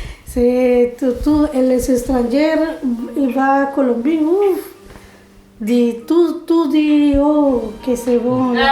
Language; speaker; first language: French; non-native, learner; Spanish